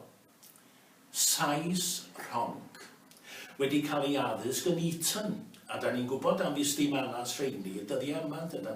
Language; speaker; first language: Welsh; native; Welsh